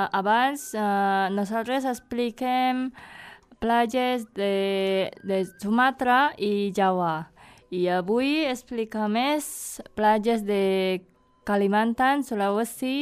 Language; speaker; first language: Catalan; non-native, learner; Indonesian